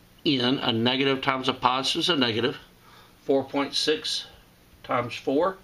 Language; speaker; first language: English; native; English